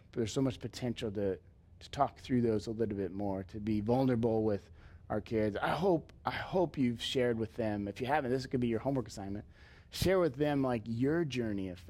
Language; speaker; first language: English; native; English